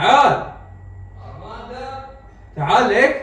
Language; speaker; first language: Arabic; native; Arabic